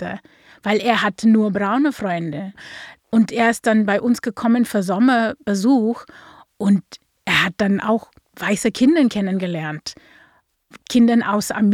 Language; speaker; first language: German; non-native, fluent; Afrikaans